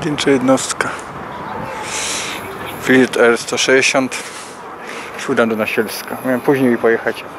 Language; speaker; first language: Polish; native; Polish